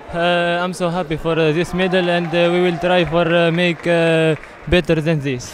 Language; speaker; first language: English; non-native, learner; Arabic